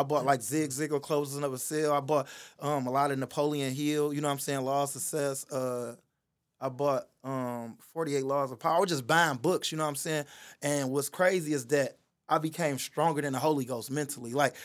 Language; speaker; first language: English; native; English